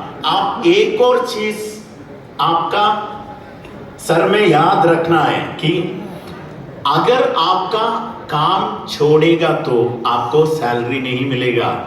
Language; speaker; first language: Hindi; non-native, learner; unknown